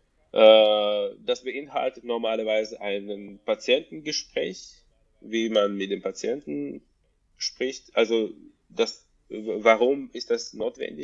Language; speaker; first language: German; non-native, fluent; Russian